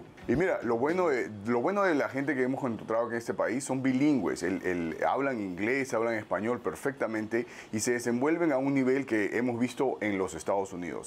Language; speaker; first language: Spanish; native; Spanish